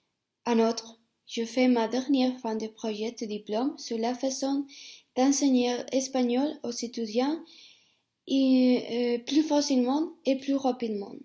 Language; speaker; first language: French; non-native, fluent; Spanish